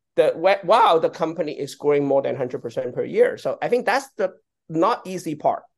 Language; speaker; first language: English; non-native, local second language; Cantonese